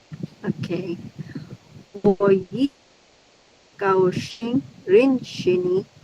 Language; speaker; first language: Chinese; non-native, learner; Filipino